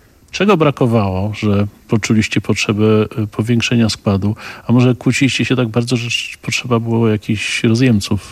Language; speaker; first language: Polish; native; Polish